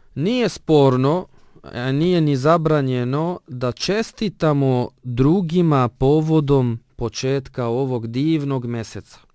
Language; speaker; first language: Bosnian; non-native, fluent; Arabic